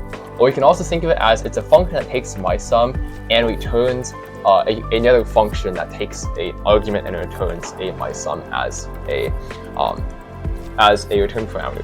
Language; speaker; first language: English; native; English